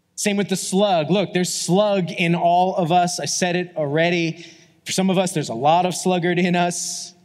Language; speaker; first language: English; native; English